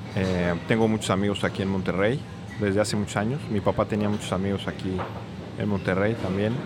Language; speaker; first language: Spanish; native; Spanish